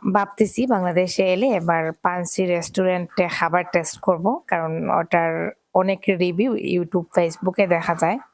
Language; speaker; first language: Bangla; native; Bangla